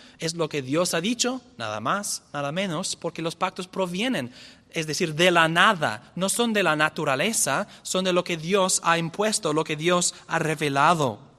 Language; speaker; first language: Spanish; non-native, fluent; English